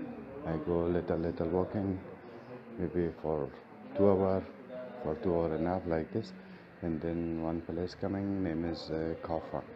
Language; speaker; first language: English; non-native, learner; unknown